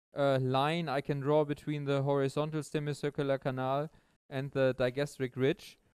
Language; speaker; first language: English; non-native, fluent; German